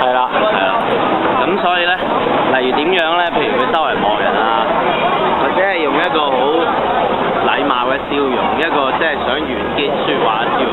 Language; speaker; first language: Cantonese; native; Cantonese